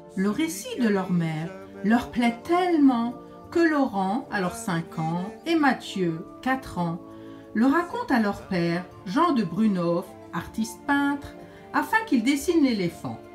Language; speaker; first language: French; native; French